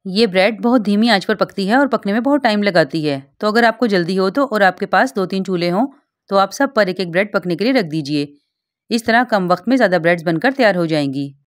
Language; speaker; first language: Urdu; native; Urdu